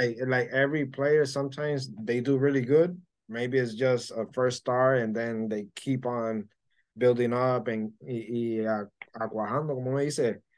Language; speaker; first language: English; non-native, local second language; Spanish